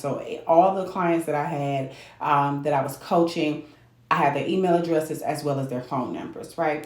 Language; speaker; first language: English; native; English